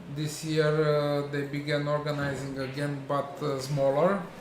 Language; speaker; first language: English; non-native, learner; Romanian